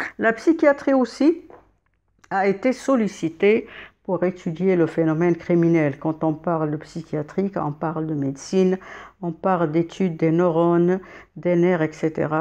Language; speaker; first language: French; non-native, local second language; Arabic